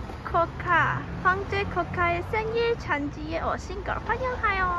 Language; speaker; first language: Korean; non-native, learner; Chinese